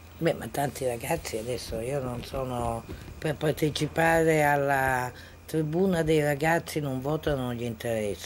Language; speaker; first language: Italian; native; Italian